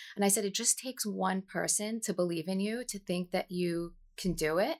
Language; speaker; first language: English; native; English